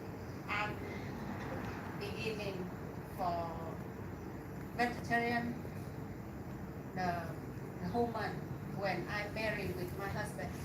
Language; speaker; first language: English; non-native, learner; Vietnamese